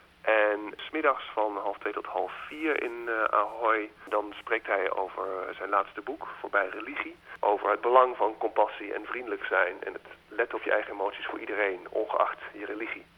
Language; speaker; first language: Dutch; native; Dutch